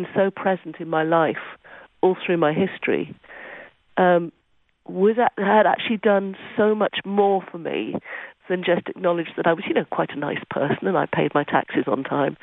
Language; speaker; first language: English; native; English